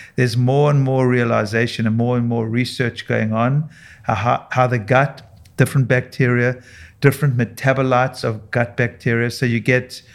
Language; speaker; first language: English; native; English